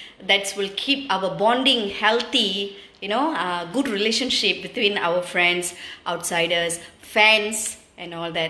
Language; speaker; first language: English; non-native, local second language; Tamil